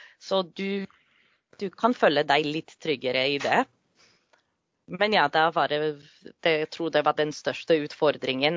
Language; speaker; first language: Norwegian; non-native, fluent; Polish